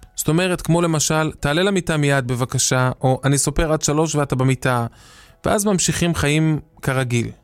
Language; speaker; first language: Hebrew; native; Hebrew